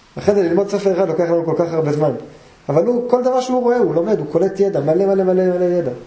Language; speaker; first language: Hebrew; native; Hebrew